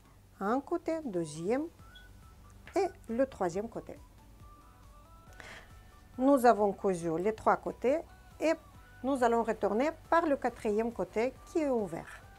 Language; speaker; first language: French; non-native, fluent; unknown